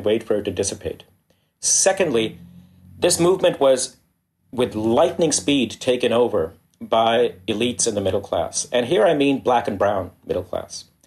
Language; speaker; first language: English; non-native, local second language; Hindi